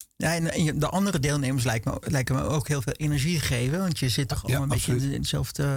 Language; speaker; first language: Dutch; native; Dutch